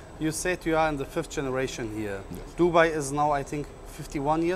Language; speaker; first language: English; non-native, learner; German